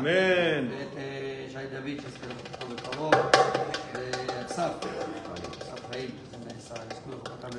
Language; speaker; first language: Hebrew; native; Hebrew